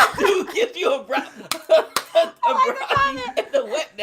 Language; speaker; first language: English; native; English